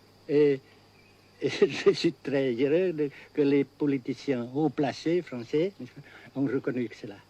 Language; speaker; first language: French; non-native, fluent; Vietnamese